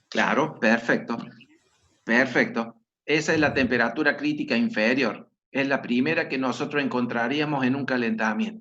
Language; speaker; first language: Spanish; native; Spanish